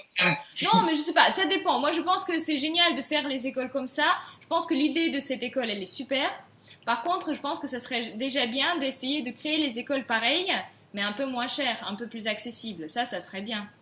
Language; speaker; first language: French; non-native, fluent; Russian